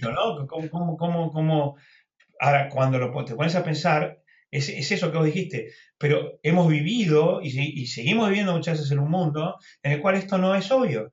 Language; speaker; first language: Spanish; native; Spanish